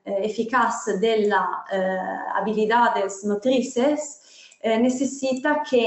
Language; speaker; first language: Spanish; non-native, fluent; Italian